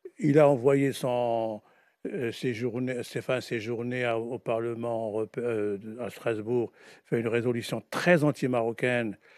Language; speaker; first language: French; non-native, local second language; Arabic